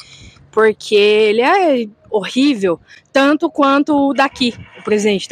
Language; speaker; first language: Portuguese; native; Portuguese